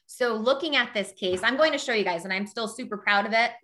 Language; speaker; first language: English; native; English